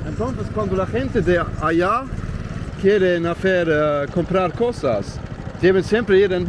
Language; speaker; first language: Spanish; non-native, learner; English